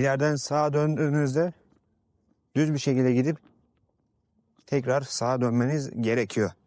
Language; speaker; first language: Turkish; native; Turkish